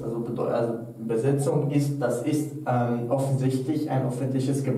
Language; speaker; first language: German; non-native, fluent; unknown